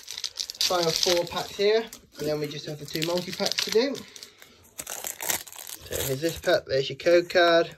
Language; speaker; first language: English; native; English